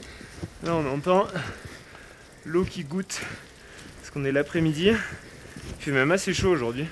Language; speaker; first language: French; native; French